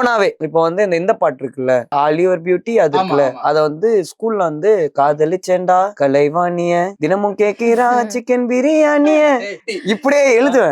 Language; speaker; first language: Tamil; native; Tamil